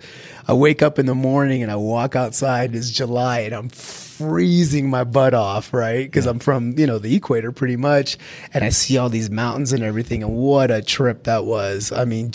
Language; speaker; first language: English; early bilingual, other home language; Spanish